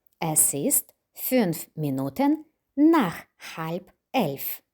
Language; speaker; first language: German; non-native, fluent; Ukrainian